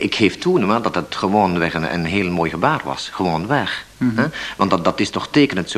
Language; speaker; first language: Dutch; native; Dutch